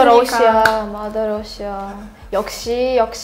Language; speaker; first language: Korean; non-native, learner; Russian